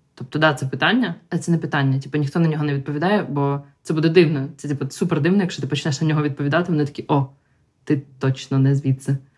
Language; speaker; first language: Ukrainian; non-native, local second language; Russian